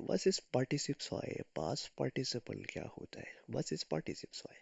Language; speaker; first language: German; non-native, fluent; Urdu